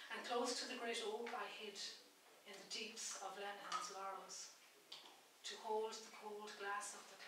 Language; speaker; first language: English; native; English